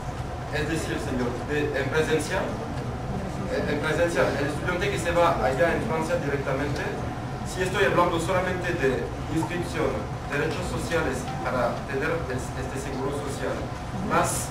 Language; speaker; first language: Spanish; non-native, fluent; French